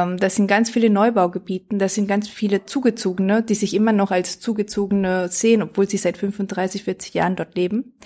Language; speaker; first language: German; early bilingual, other home language; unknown